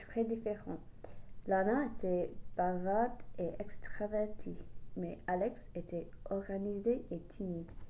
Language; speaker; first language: French; non-native, learner; English